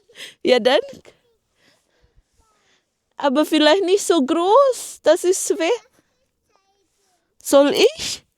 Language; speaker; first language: German; non-native, fluent; Indonesian